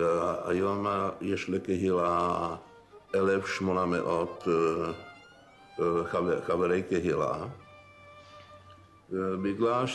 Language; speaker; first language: Hebrew; non-native, fluent; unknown